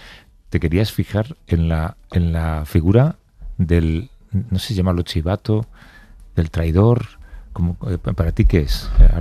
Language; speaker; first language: Spanish; native; Spanish